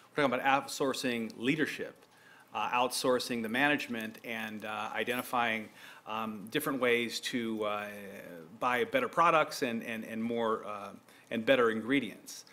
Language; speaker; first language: English; native; English